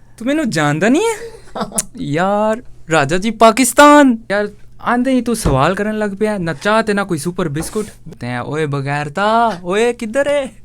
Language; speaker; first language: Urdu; non-native, fluent; Korean